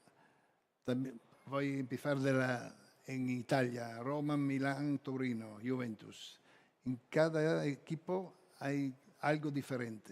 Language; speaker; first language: Spanish; non-native, fluent; Italian